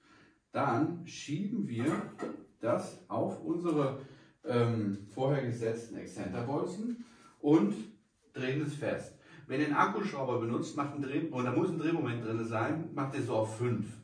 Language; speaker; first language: German; native; German